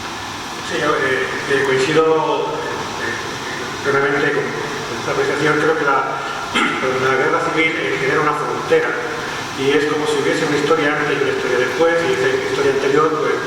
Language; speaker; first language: Spanish; native; Spanish